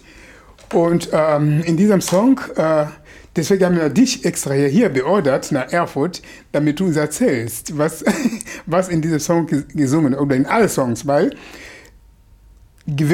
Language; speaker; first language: German; non-native, fluent; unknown